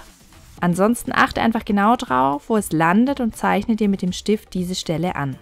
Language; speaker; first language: German; native; German